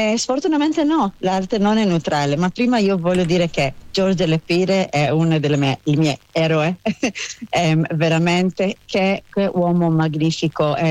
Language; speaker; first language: Italian; non-native, learner; Hebrew